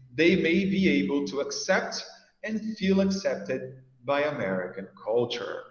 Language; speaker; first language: English; non-native, fluent; Portuguese